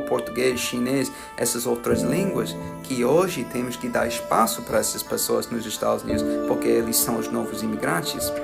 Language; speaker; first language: Portuguese; non-native, fluent; English